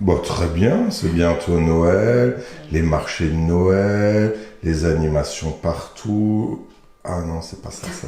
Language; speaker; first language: French; native; French